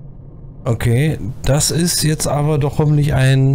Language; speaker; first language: German; native; German